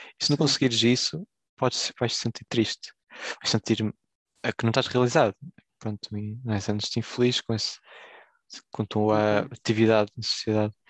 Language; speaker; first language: Portuguese; native; Portuguese